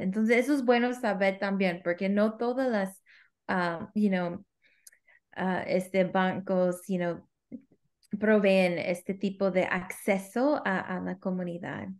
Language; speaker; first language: Spanish; early bilingual, heritage; Spanish